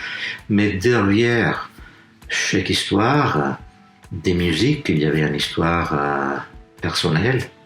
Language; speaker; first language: French; non-native, fluent; Italian